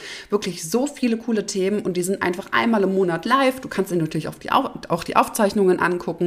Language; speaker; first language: German; native; German